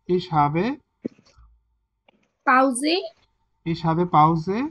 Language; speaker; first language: German; non-native, learner; Bangla